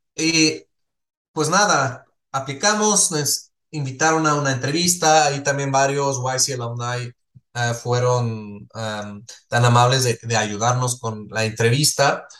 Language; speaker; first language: Spanish; non-native, fluent; Swiss German